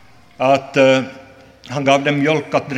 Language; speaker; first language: Swedish; non-native, local second language; Finnish